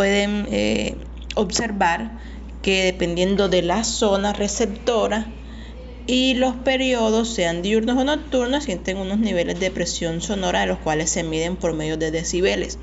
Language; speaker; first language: Spanish; native; Spanish